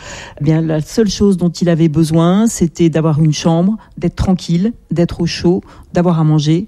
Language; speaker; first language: French; native; French